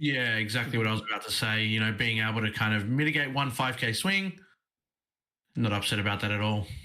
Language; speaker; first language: English; native; English